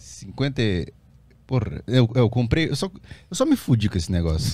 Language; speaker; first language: Portuguese; native; Portuguese